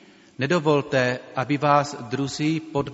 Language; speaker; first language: Czech; native; Czech